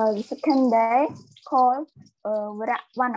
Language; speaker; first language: English; non-native, learner; Khmer